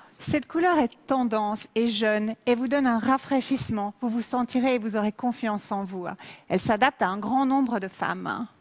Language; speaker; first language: French; native; French